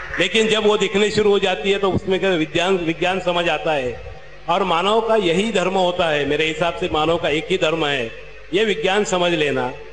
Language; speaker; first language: Hindi; non-native, local second language; Marathi